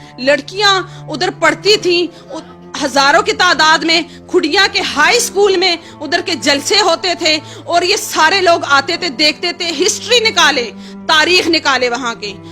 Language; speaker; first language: Urdu; non-native, local second language; Pashto